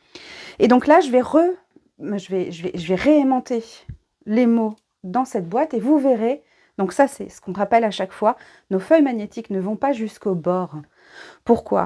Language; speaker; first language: French; native; French